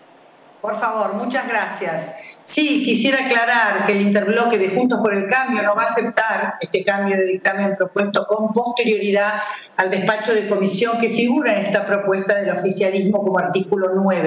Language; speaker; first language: Spanish; native; Spanish